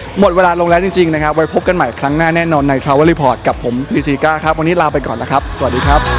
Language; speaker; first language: Thai; native; Thai